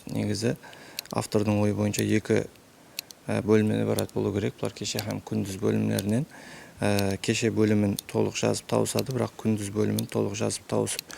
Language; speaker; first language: Uzbek; non-native, local second language; Kara-Kalpak